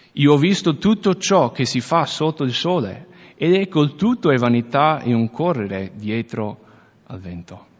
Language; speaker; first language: Italian; non-native, fluent; English